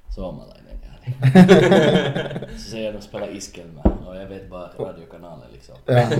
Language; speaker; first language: Swedish; early bilingual, other home language; Arabic